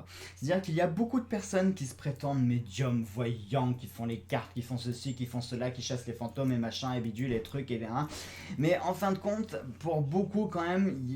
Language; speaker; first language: French; native; French